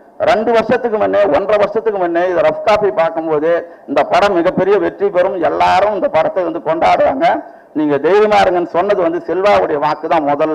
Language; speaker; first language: Tamil; native; Tamil